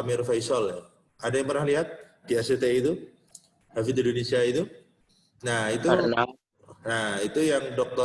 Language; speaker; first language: Indonesian; non-native, local second language; Javanese